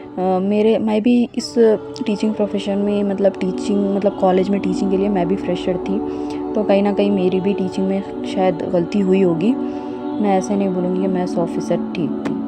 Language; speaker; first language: Hindi; non-native, local second language; Urdu